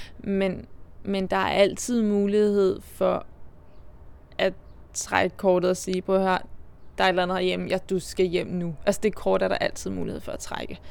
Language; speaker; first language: Danish; native; Danish